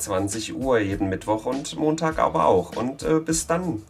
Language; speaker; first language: German; native; German